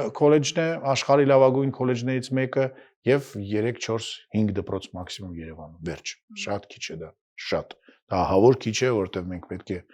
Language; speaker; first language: Armenian; non-native, fluent; Russian